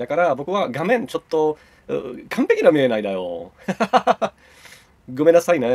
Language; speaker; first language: Japanese; non-native, learner; Czech